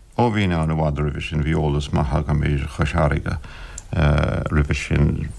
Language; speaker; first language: Irish; non-native, local second language; English